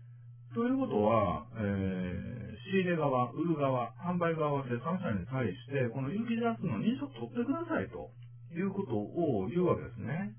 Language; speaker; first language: Japanese; native; Japanese